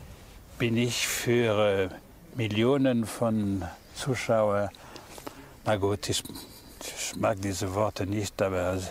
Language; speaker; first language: German; non-native, fluent; French